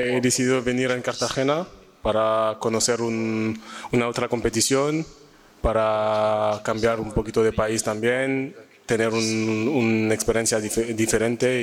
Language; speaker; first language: Spanish; non-native, learner; French